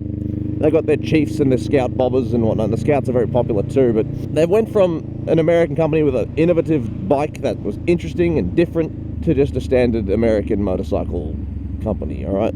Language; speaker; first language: English; native; English